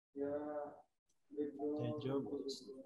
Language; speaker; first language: Japanese; non-native, learner; Indonesian